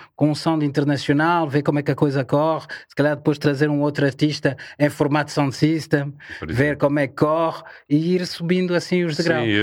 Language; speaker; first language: Portuguese; non-native, fluent; French